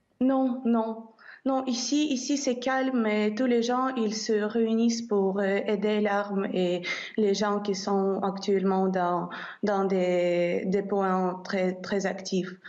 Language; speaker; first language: French; non-native, fluent; Ukrainian